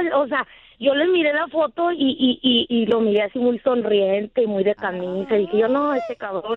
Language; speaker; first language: Spanish; native; Spanish